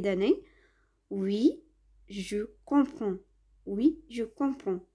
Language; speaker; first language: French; non-native, fluent; Tamil